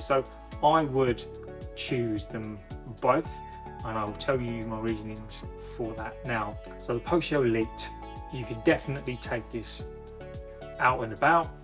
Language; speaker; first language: English; native; English